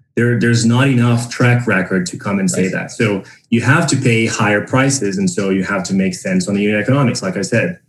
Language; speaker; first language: English; non-native, fluent; Portuguese